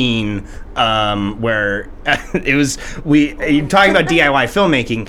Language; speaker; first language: English; native; English